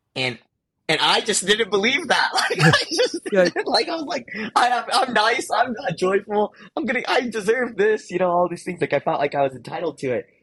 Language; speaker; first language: English; early bilingual, other home language; Hindi